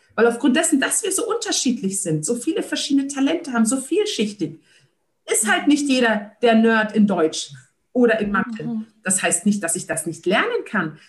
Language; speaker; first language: German; early bilingual, other home language; Turkish